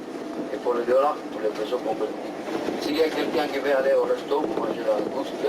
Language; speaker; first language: French; non-native, fluent; Spanish